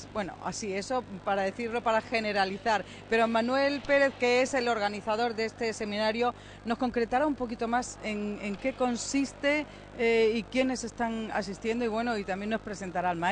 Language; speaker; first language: Spanish; native; Spanish